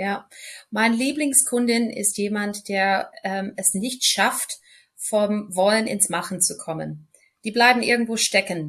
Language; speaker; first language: German; non-native, fluent; English